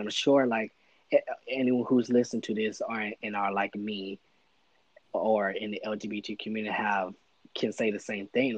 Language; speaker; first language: English; native; English